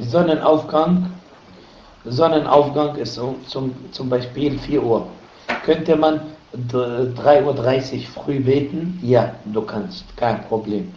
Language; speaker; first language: German; non-native, fluent; Arabic